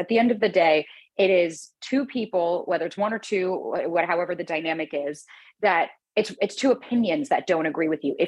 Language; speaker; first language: English; native; English